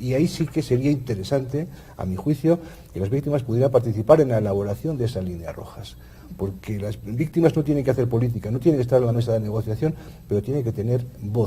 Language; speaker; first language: Spanish; native; Spanish